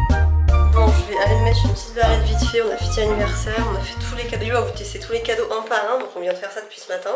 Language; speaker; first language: French; native; French